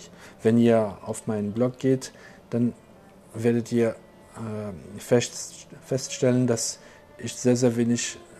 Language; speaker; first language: German; non-native, local second language; French